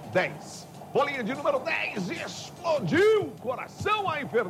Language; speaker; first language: Portuguese; native; Portuguese